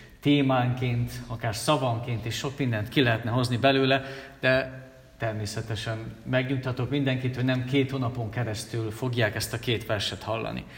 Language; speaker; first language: Hungarian; native; Hungarian